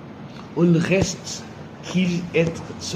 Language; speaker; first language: French; non-native, fluent; Portuguese